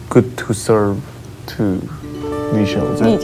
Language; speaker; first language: English; non-native, learner; Korean